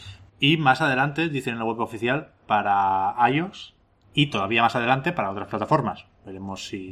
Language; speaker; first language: Spanish; native; Spanish